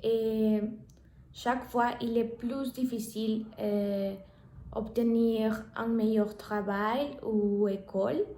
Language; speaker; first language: French; non-native, learner; Spanish